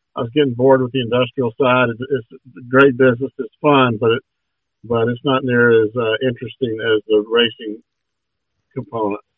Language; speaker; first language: English; native; English